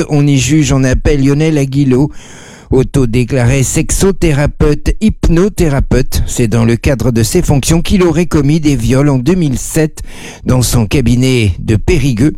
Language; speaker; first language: French; native; French